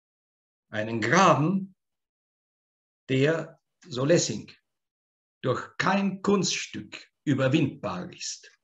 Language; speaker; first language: German; native; German